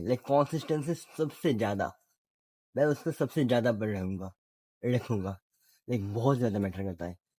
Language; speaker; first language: Hindi; non-native, local second language; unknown